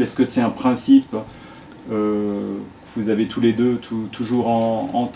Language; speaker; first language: French; native; French